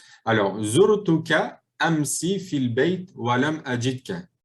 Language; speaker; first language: Arabic; non-native, fluent; French